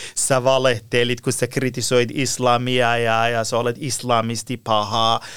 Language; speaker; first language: Finnish; non-native, fluent; Persian